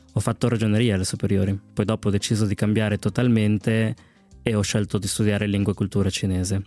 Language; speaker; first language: Italian; early bilingual, other home language; Spanish